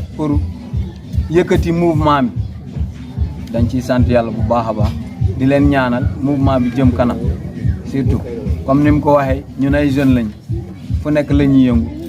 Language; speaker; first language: Wolof; non-native, local second language; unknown